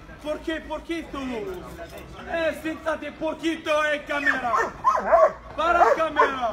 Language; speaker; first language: Spanish; non-native, learner; Arabic